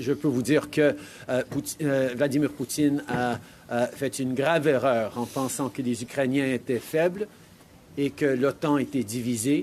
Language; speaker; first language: French; native; French